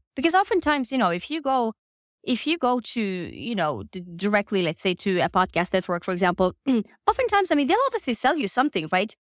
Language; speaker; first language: English; non-native, fluent; Finnish